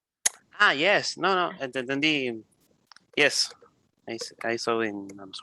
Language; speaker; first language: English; non-native, learner; Spanish